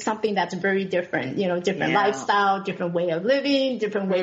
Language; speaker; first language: English; non-native, fluent; Chinese